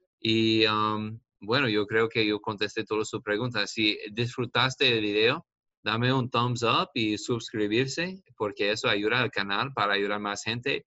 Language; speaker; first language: Spanish; non-native, learner; English